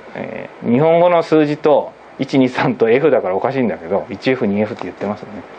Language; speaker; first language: Japanese; native; Japanese